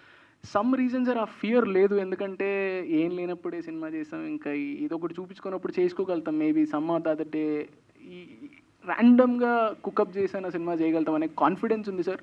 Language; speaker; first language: Telugu; native; Telugu